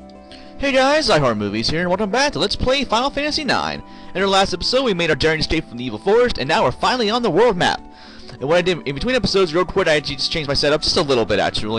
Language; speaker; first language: English; native; English